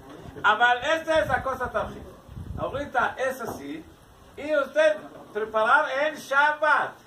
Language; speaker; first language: Spanish; non-native, learner; Hebrew